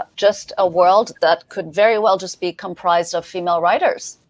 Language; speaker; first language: English; early bilingual, other home language; Persian